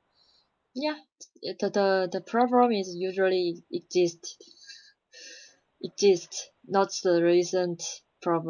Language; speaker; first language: English; non-native, learner; Chinese